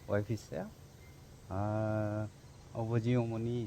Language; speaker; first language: Korean; non-native, learner; Bangla